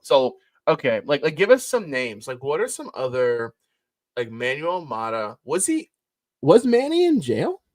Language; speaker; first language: English; native; English